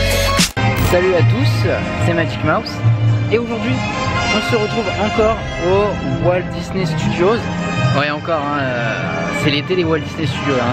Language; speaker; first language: French; native; French